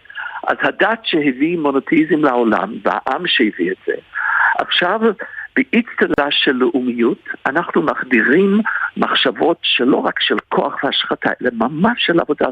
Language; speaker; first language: Hebrew; non-native, fluent; English